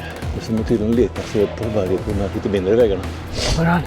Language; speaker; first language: Swedish; native; Swedish